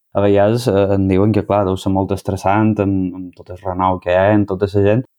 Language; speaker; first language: Catalan; native; Catalan